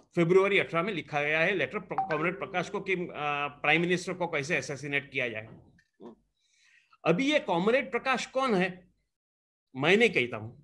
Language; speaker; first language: Hindi; non-native, local second language; Gujarati